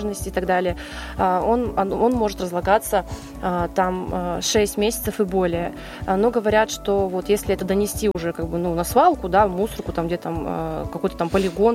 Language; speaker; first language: Russian; non-native, local second language; Yakut